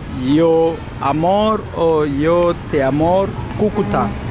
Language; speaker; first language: Spanish; non-native, learner; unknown